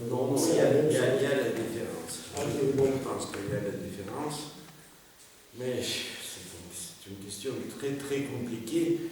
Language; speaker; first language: French; non-native, learner; Russian